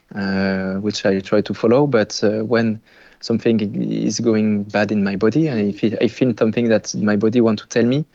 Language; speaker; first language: English; non-native, fluent; French